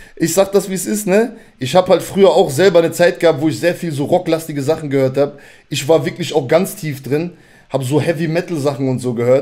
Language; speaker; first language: German; native; German